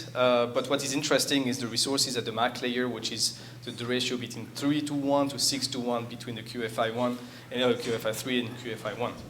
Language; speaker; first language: English; non-native, fluent; French